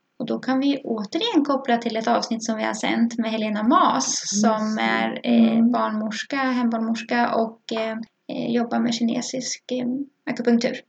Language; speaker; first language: Swedish; native; Swedish